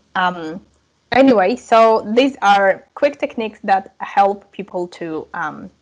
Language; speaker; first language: English; non-native, fluent; Russian